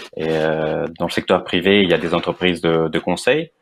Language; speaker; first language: French; non-native, fluent; Spanish